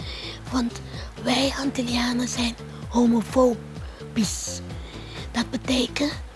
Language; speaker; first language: Dutch; non-native, local second language; Papiamento